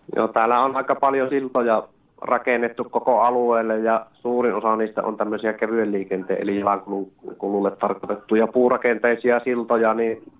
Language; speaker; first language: Finnish; native; Finnish